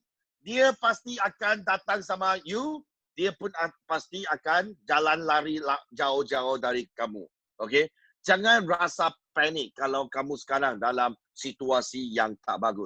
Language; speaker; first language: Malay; non-native, local second language; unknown